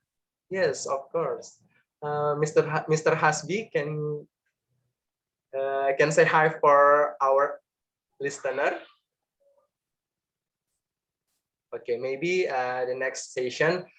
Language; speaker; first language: English; non-native, learner; Indonesian